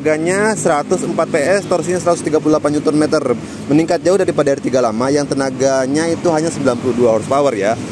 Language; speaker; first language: Indonesian; native; Indonesian